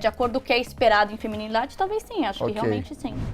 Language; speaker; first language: Portuguese; native; Portuguese